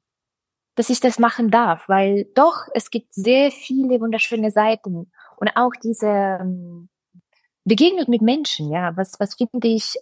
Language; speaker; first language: German; non-native, fluent; Russian